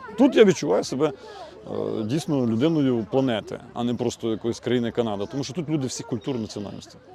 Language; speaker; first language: Ukrainian; native; Ukrainian